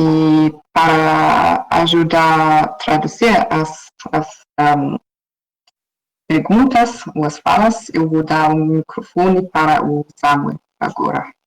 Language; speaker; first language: Portuguese; non-native, fluent; German